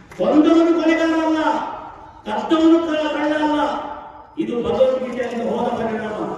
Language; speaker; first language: Kannada; non-native, local second language; Kodava